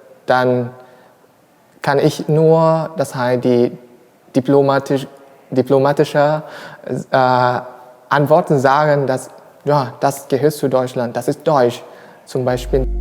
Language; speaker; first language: German; non-native, learner; Vietnamese